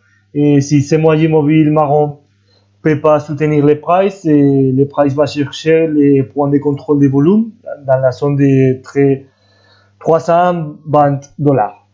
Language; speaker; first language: French; non-native, fluent; Spanish